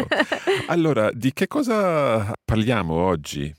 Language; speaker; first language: Italian; non-native, fluent; English